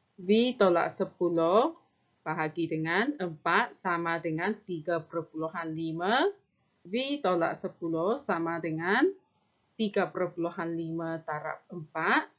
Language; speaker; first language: Malay; non-native, local second language; Chinese